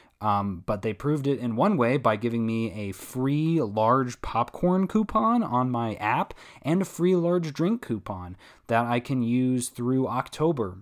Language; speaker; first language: English; native; English